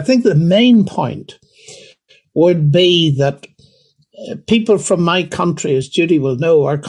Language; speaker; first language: English; native; English